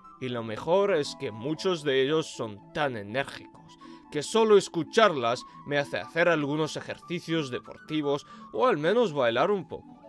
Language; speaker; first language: Spanish; non-native, fluent; Russian